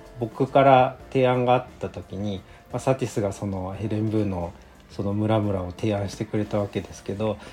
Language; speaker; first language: Japanese; native; Japanese